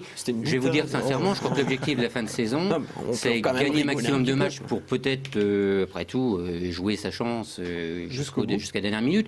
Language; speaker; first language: French; native; French